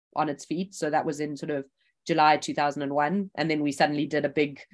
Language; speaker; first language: English; native; English